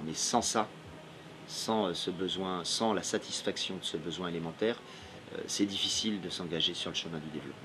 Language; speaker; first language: French; native; French